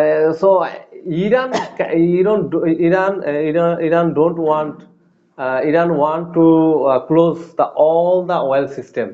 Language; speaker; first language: English; non-native, learner; Bangla